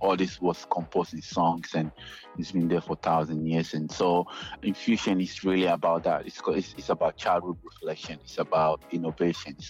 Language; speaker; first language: English; non-native, local second language; Ga